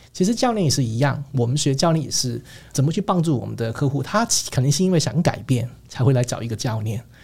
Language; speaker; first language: Chinese; non-native, local second language; Cantonese